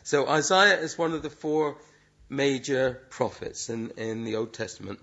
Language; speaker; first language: English; native; English